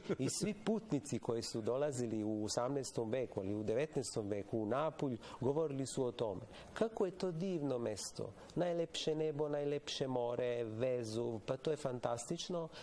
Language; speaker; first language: Serbian; non-native, fluent; Italian